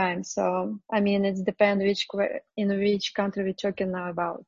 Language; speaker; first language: English; non-native, fluent; Russian